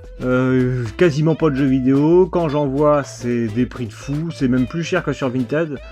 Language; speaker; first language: French; native; French